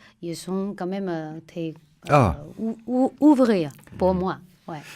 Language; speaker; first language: French; non-native, fluent; Chinese